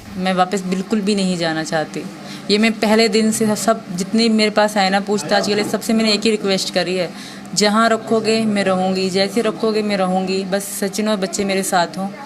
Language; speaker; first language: Urdu; non-native, local second language; Sindhi